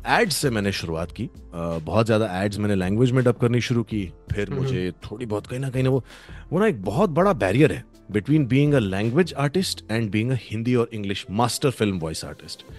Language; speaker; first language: Hindi; native; Hindi